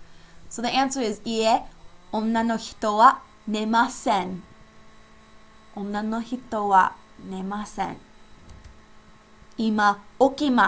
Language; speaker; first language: Japanese; non-native, fluent; English